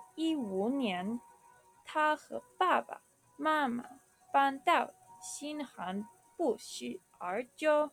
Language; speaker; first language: Chinese; non-native, learner; English